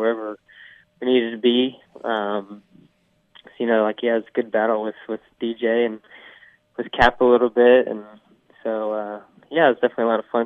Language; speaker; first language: English; native; English